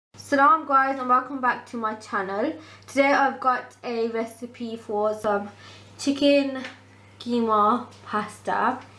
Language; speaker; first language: English; early bilingual, other home language; Hindi